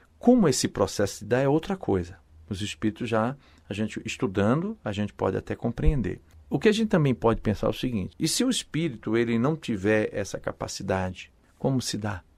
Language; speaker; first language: Portuguese; native; Portuguese